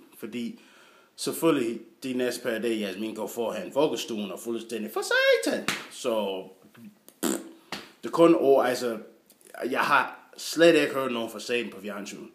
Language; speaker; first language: Danish; non-native, learner; English